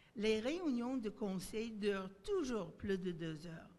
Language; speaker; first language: French; native; French